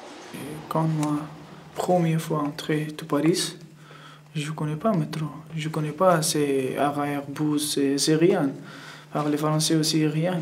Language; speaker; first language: French; non-native, learner; Persian